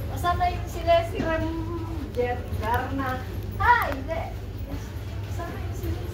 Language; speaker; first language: Filipino; non-native, local second language; Cebuano